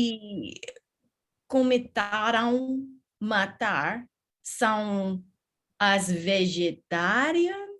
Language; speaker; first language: Portuguese; non-native, learner; English